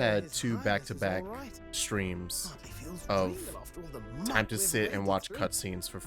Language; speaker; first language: English; native; English